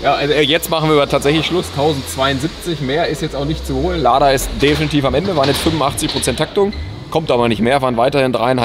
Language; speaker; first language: German; native; German